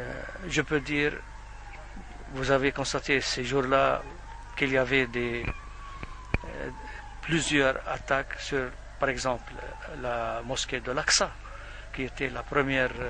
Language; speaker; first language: French; non-native, fluent; Arabic